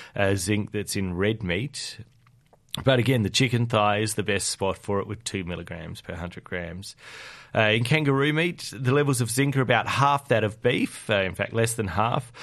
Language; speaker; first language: English; native; English